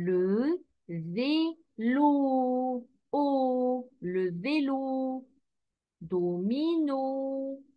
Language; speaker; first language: French; non-native, fluent; Arabic